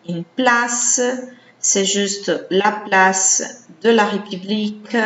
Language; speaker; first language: French; non-native, fluent; Portuguese